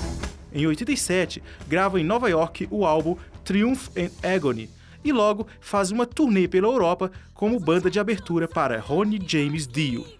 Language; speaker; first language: Portuguese; native; Portuguese